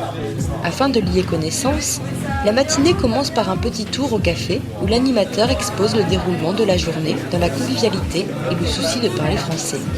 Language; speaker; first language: French; native; French